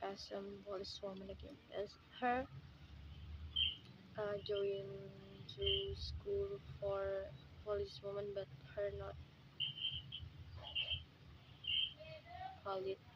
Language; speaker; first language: English; non-native, learner; Indonesian